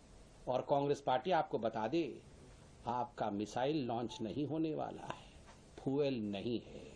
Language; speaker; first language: Hindi; native; Hindi